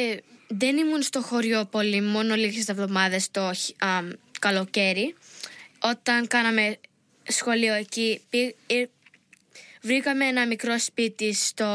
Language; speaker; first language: Greek; early bilingual, heritage; English